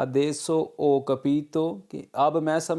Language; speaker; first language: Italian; non-native, fluent; Urdu